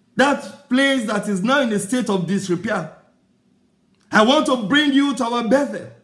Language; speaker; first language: English; non-native, local second language; Yoruba